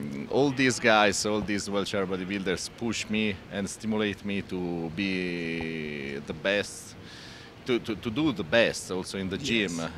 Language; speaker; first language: English; non-native, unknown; Italian